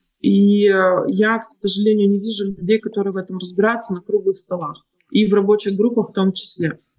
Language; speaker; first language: Russian; native; Russian